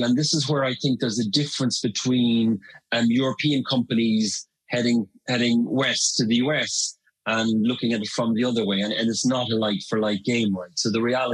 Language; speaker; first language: English; native; English